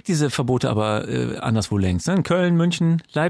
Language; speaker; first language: German; native; German